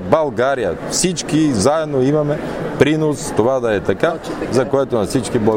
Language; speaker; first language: Bulgarian; native; Bulgarian